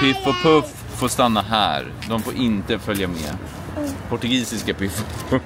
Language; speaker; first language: Swedish; native; Swedish